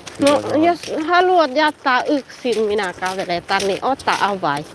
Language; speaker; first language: Finnish; non-native, learner; Thai